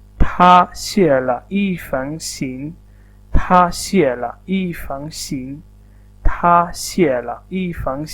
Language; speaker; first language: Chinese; non-native, fluent; Urdu